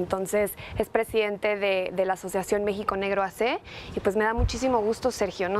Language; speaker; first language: Spanish; native; Spanish